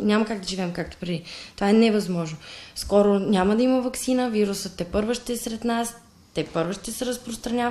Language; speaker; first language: Bulgarian; native; Bulgarian